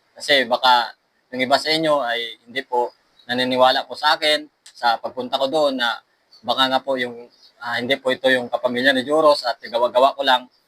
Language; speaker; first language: Filipino; non-native, local second language; Aklanon